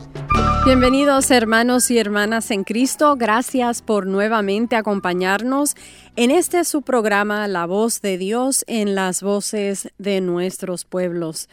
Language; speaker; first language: Spanish; native; Spanish